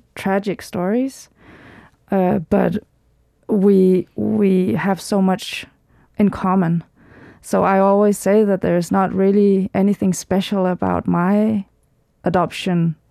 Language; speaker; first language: English; early bilingual, heritage; Danish